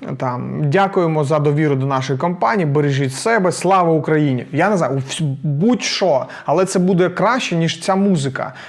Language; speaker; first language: Ukrainian; native; Ukrainian